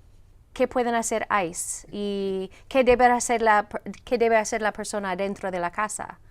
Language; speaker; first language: Spanish; non-native, fluent; English